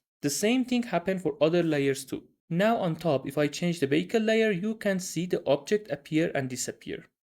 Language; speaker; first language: English; non-native, fluent; Persian